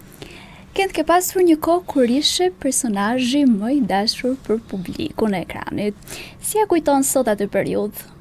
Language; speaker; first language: Albanian; native; Albanian